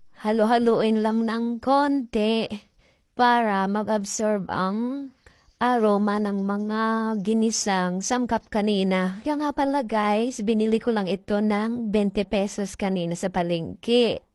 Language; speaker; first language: Filipino; non-native, local second language; Bikol